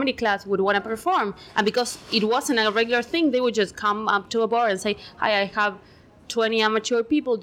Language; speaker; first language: English; non-native, fluent; Spanish